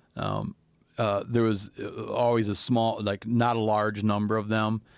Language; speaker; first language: English; native; English